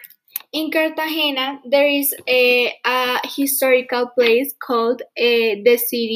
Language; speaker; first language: English; non-native, fluent; Spanish